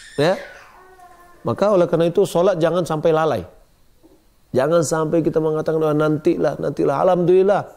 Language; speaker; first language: Malay; non-native, local second language; Minangkabau